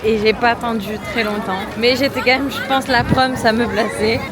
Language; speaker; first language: French; native; French